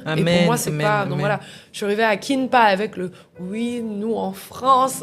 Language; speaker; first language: French; native; French